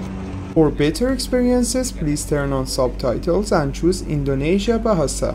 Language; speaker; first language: English; non-native, learner; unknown